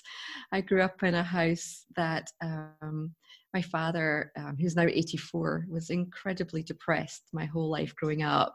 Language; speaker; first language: English; native; English